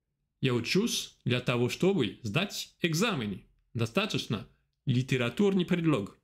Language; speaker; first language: Russian; non-native, fluent; French